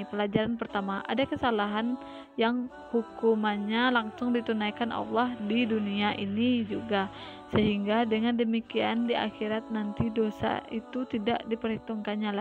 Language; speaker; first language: Indonesian; native; Indonesian